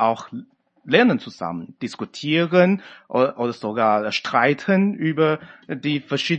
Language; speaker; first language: German; non-native, fluent; Chinese